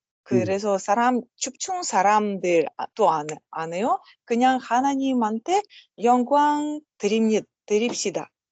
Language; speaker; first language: Korean; non-native, learner; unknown